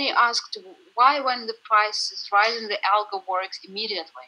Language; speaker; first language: English; non-native, fluent; Russian